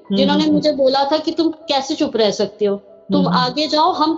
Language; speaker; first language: Hindi; native; Hindi